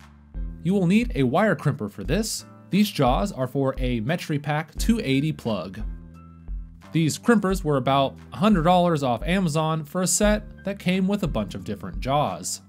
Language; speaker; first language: English; native; English